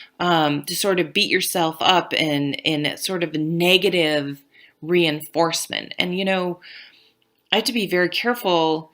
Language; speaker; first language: English; native; English